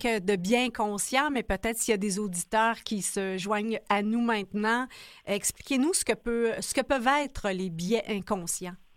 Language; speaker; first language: French; native; French